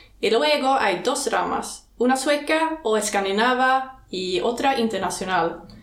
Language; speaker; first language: Spanish; non-native, fluent; Swedish